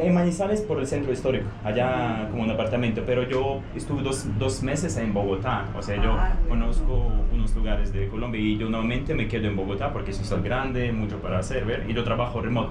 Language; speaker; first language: Spanish; non-native, fluent; Russian